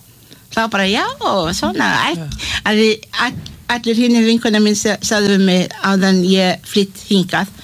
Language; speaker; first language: Icelandic; non-native, learner; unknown